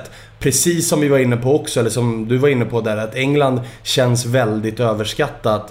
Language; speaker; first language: Swedish; native; Swedish